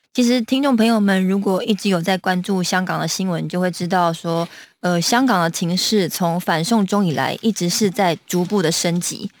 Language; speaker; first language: Chinese; native; Chinese